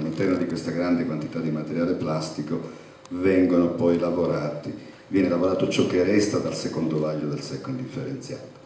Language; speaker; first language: Italian; native; Italian